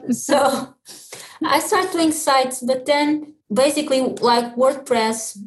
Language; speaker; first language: English; early bilingual, other home language; Portuguese